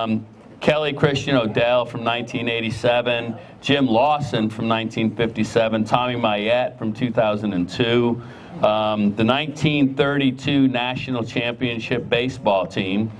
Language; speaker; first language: English; native; English